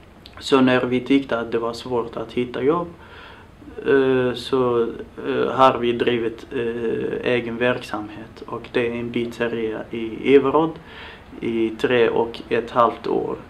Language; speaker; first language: Swedish; non-native, fluent; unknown